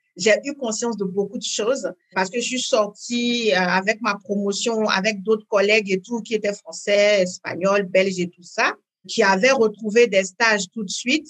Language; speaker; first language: French; native; French